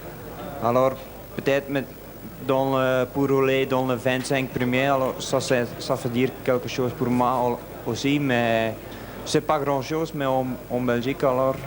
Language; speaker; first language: French; non-native, local second language; Dutch